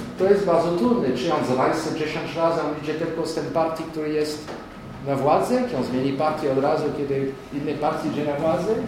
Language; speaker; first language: Polish; non-native, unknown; French